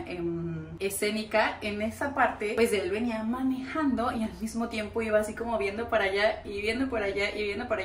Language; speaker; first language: Spanish; native; Spanish